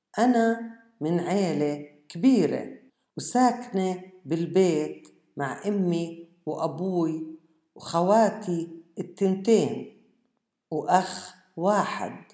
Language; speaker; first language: Arabic; native; Arabic